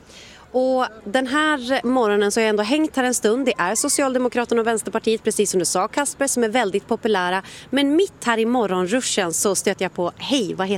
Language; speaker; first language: Swedish; native; Swedish